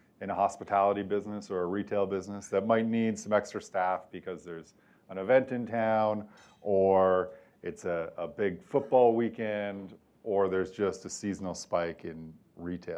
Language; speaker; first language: English; native; English